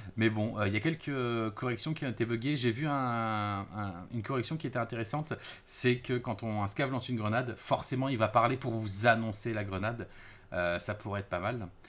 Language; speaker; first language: French; native; French